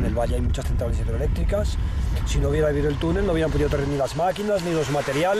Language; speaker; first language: Spanish; non-native, local second language; Occitan